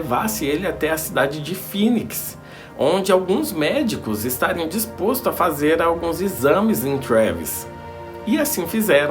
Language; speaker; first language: Portuguese; native; Portuguese